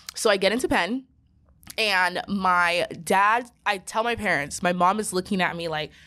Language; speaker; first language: English; native; English